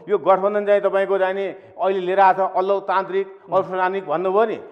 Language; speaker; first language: Nepali; native; Nepali